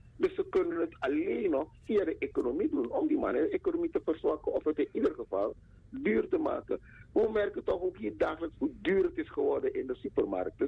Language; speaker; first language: Dutch; native; Dutch